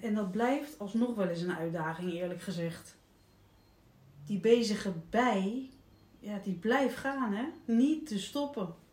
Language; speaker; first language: Dutch; native; Dutch